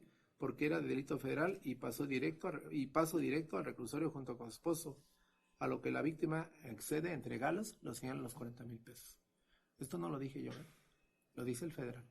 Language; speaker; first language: Spanish; native; Spanish